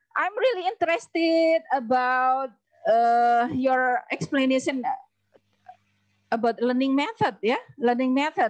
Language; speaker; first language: English; non-native, learner; Indonesian